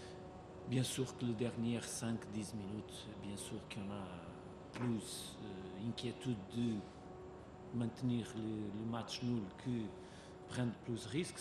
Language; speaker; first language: French; non-native, learner; Portuguese